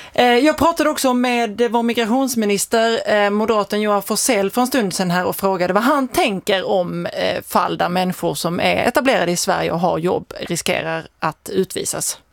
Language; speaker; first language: Swedish; native; Swedish